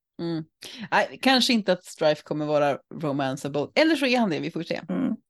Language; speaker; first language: Swedish; native; Swedish